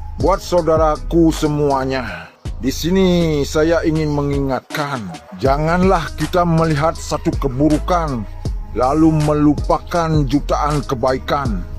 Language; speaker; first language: Indonesian; native; Indonesian